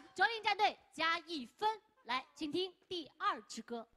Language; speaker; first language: Chinese; native; Chinese